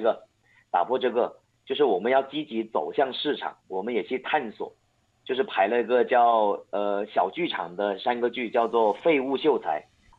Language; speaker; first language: Chinese; non-native, local second language; Hakka Chinese